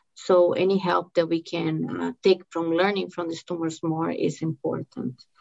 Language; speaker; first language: English; non-native, fluent; Portuguese